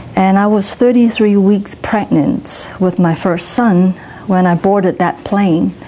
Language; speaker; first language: English; non-native, local second language; Cantonese